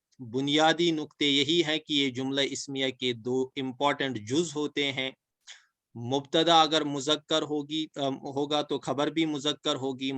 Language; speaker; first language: Urdu; non-native, local second language; Kashmiri